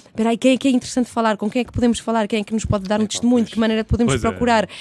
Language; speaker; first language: Portuguese; early bilingual, other home language; Spanish